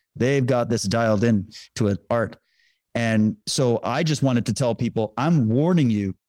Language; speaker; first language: English; native; English